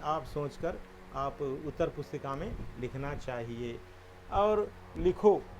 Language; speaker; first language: Hindi; non-native, local second language; Telugu